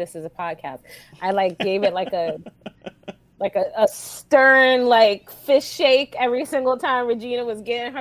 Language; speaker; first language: English; native; English